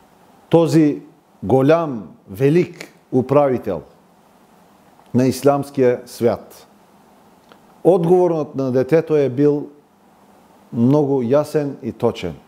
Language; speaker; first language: Bulgarian; non-native, local second language; Turkish